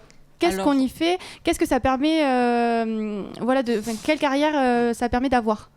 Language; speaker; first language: French; native; French